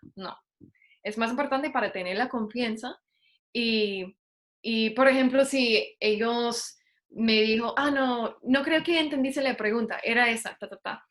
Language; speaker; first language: Spanish; non-native, fluent; English